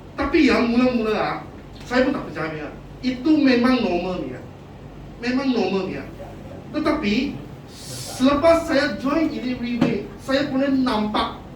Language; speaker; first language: Malay; non-native, local second language; Chinese